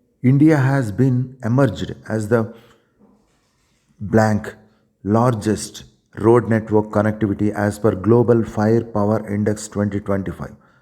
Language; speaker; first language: English; non-native, local second language; Telugu